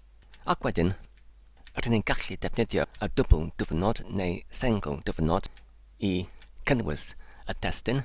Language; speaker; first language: Welsh; non-native, learner; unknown